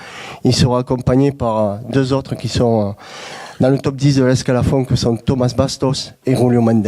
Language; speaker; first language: French; native; French